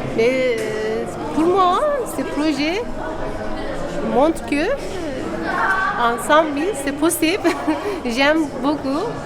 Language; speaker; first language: French; non-native, learner; Turkish